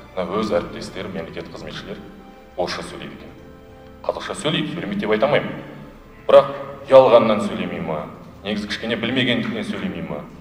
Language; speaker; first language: Kazakh; non-native, local second language; Russian